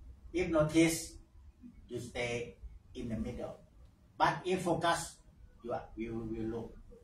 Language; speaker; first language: English; non-native, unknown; Thai